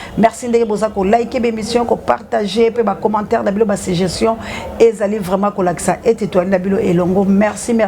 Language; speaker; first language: Lingala; native; Lingala